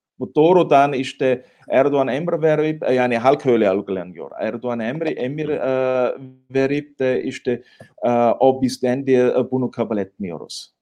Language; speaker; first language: Turkish; non-native, fluent; German